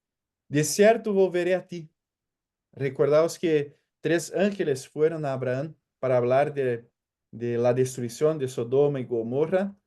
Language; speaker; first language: Spanish; non-native, fluent; Portuguese